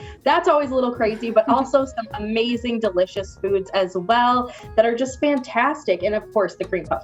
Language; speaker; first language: English; native; English